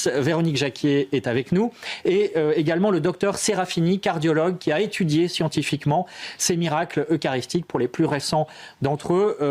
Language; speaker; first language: French; native; French